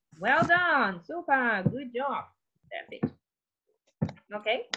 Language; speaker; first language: English; non-native, fluent; Russian